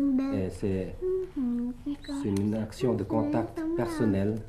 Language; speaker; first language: French; early bilingual, other home language; Thai